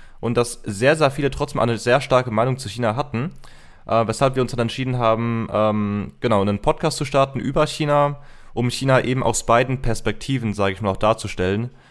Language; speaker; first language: German; early bilingual, heritage; German